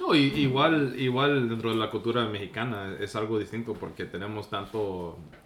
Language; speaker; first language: Spanish; early bilingual, other home language; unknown